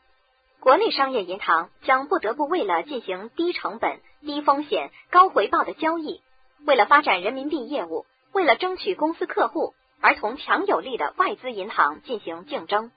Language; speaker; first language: Chinese; native; Chinese